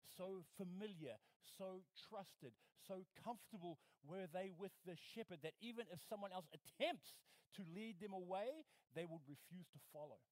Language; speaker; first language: English; native; English